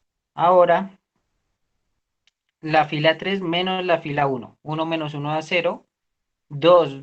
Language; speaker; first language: Spanish; native; Spanish